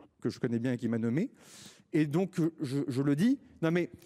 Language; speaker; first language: French; native; French